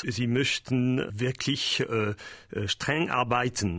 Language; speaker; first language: German; non-native, learner; French